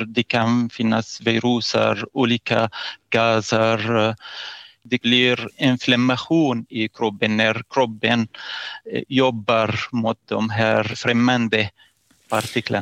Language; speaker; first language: Swedish; non-native, fluent; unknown